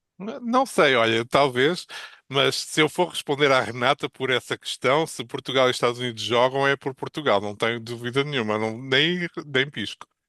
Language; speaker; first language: Portuguese; native; Portuguese